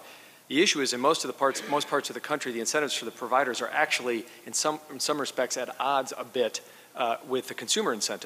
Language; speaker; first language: English; native; English